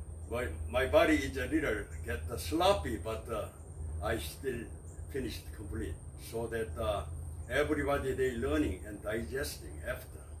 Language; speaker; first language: English; non-native, learner; Korean